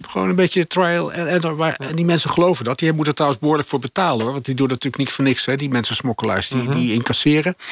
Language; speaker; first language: Dutch; native; Dutch